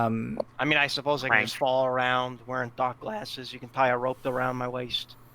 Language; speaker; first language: English; native; English